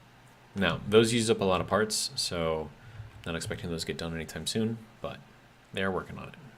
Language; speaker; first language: English; native; English